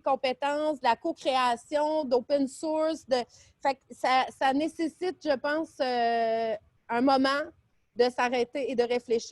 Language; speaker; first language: French; native; French